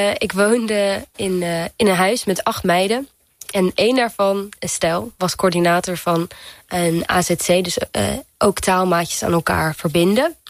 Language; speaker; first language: Dutch; early bilingual, heritage; Dutch